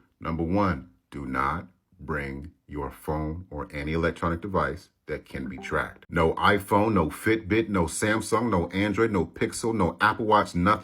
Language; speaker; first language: English; native; English